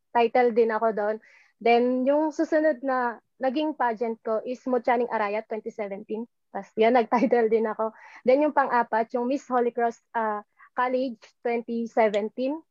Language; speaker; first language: Filipino; non-native, local second language; Pampanga